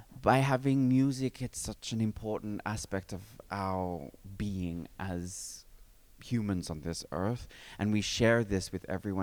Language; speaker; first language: English; native; English